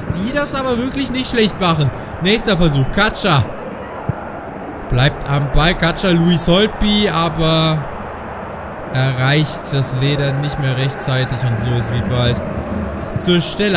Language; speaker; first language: German; native; German